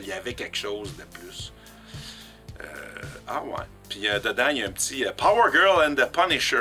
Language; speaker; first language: French; native; French